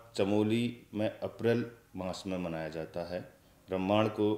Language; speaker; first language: Hindi; native; Hindi